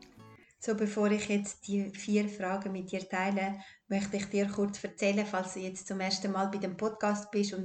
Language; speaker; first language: German; early bilingual, other home language; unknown